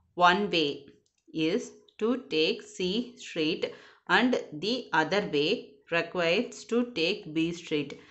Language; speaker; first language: English; non-native, local second language; Tamil